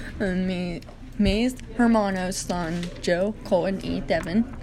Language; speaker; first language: Spanish; non-native, learner; English